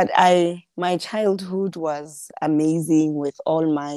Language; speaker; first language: English; non-native, local second language; Southern Sotho